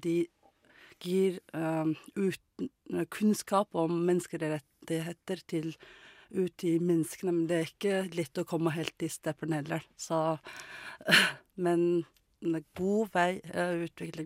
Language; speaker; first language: Norwegian; non-native, learner; Mongolian